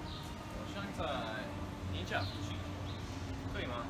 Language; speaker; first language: Chinese; non-native, learner; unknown